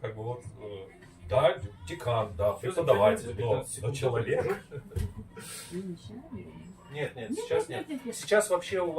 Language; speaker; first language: Russian; native; Russian